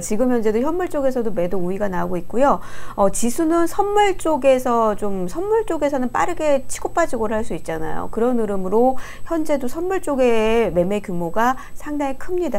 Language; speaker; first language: Korean; native; Korean